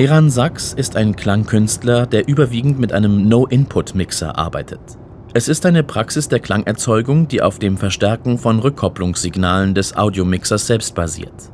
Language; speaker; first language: German; native; German